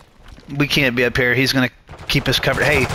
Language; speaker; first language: English; native; English